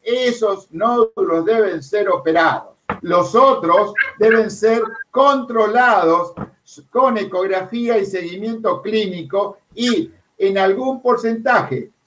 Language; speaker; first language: Spanish; native; Spanish